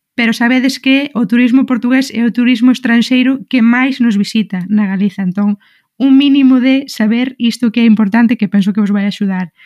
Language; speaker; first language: Galician; non-native, local second language; Spanish